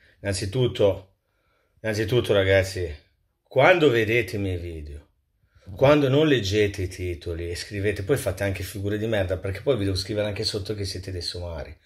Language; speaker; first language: Italian; native; Italian